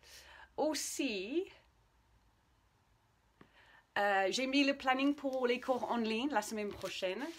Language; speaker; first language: French; non-native, fluent; English